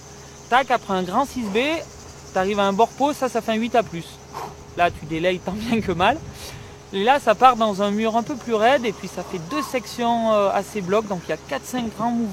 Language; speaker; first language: French; native; French